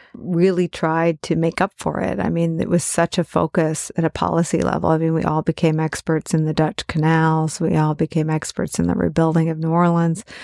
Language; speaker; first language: English; native; English